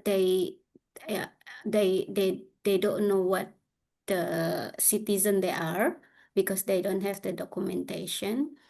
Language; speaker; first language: English; non-native, learner; Indonesian